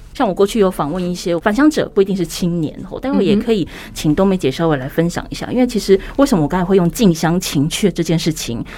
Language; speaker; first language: Chinese; native; Chinese